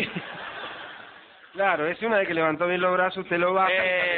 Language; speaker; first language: Spanish; native; Spanish